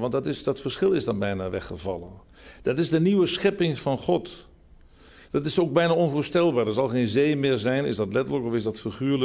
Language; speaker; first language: Dutch; native; Dutch